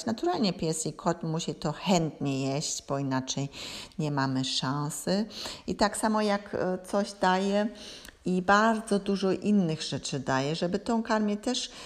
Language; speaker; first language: Polish; non-native, learner; German